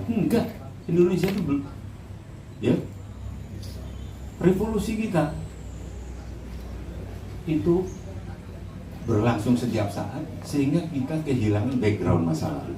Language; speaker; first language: Indonesian; non-native, local second language; Javanese